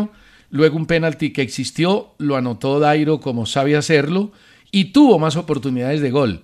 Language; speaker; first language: Spanish; native; Spanish